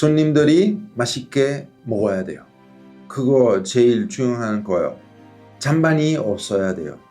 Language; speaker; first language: Korean; non-native, learner; Italian